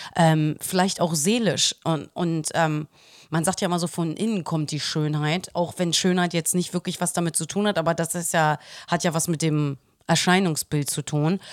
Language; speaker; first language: German; early bilingual, other home language; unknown